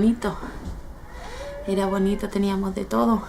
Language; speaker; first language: Spanish; native; Spanish